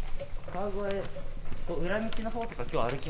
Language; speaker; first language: Japanese; native; Japanese